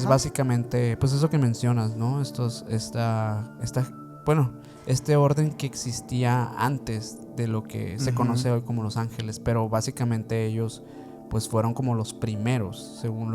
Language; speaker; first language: Spanish; native; Spanish